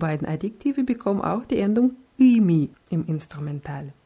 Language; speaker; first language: German; non-native, fluent; Russian